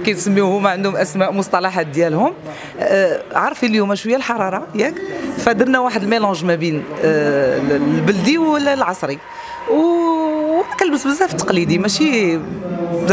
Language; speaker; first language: Arabic; native; Arabic